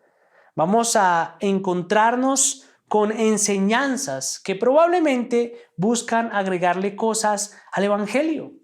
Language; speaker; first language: Spanish; native; Spanish